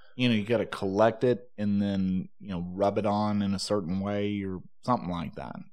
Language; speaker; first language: English; native; English